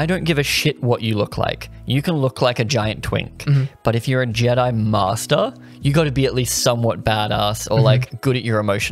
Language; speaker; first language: English; native; English